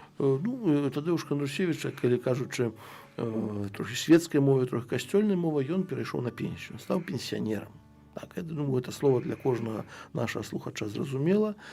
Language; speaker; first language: Belarusian; non-native, local second language; Russian